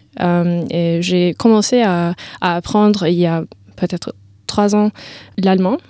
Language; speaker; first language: French; non-native, learner; English